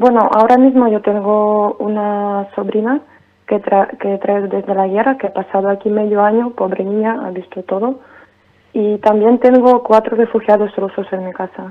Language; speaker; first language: Spanish; non-native, fluent; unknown